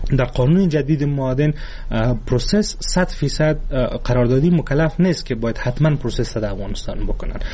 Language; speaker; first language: Persian; non-native, local second language; Pashto